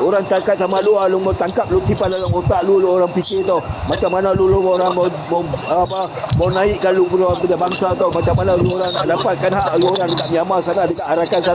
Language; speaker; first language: Malay; native; Malay